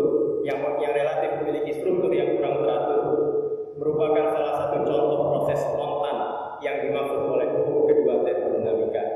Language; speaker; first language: Indonesian; native; Indonesian